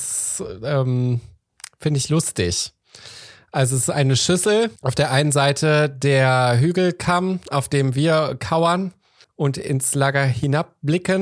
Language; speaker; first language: German; native; German